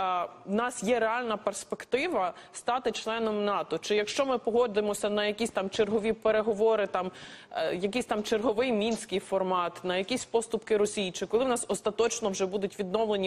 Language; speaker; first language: Ukrainian; native; Ukrainian